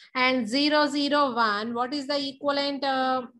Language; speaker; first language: English; non-native, local second language; Telugu